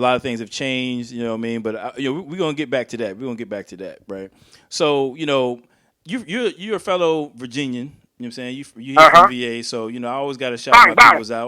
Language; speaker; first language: English; native; English